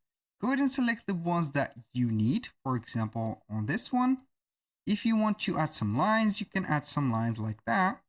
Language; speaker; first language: English; non-native, fluent; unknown